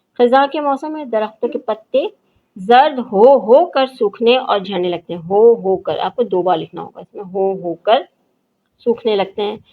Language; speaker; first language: Urdu; native; Urdu